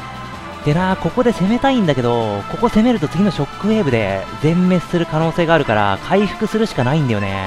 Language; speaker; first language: Japanese; native; Japanese